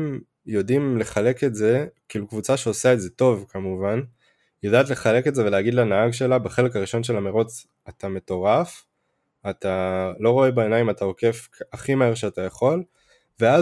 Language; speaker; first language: Hebrew; native; Hebrew